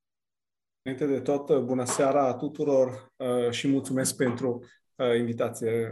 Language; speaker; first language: Romanian; non-native, fluent; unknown